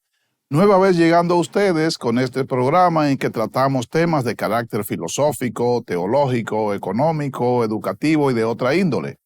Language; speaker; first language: Spanish; native; Spanish